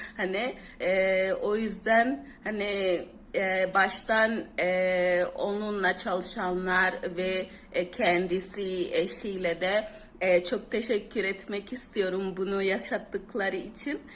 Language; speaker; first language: Turkish; non-native, fluent; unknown